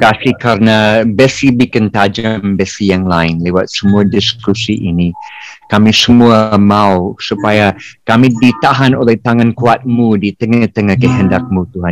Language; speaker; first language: Indonesian; non-native, fluent; English